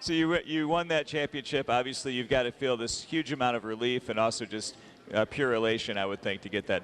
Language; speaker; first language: English; native; English